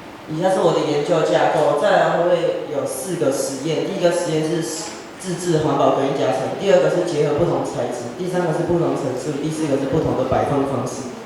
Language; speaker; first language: Chinese; native; Chinese